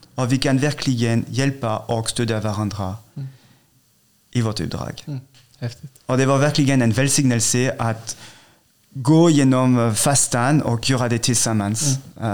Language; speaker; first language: Swedish; non-native, fluent; French